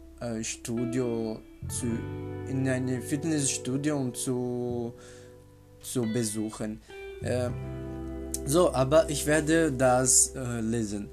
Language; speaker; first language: German; non-native, learner; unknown